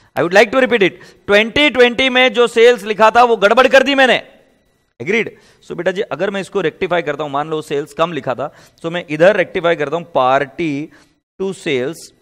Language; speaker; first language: Hindi; native; Hindi